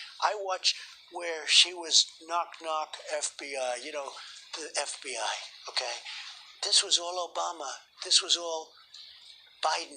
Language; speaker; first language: English; native; English